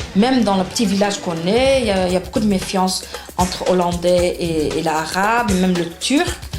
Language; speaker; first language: French; non-native, fluent; Arabic